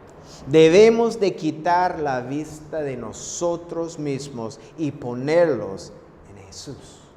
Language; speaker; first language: Spanish; non-native, fluent; English